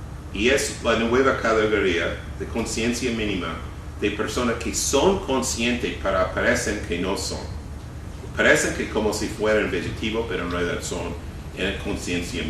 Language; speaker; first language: Spanish; non-native, fluent; English